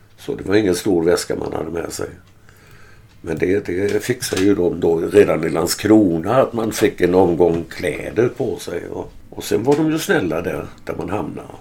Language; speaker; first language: Swedish; early bilingual, other home language; German